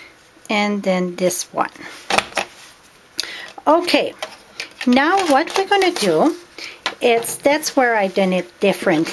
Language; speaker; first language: English; non-native, fluent; French